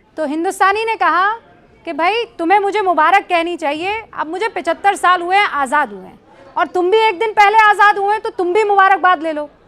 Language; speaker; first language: Hindi; native; Hindi